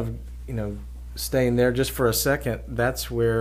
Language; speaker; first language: English; native; English